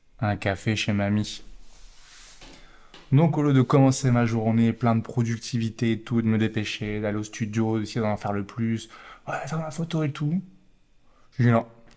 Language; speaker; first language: French; native; French